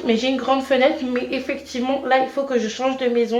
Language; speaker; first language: French; native; French